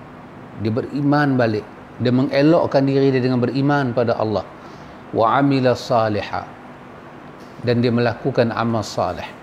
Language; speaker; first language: Malay; native; Malay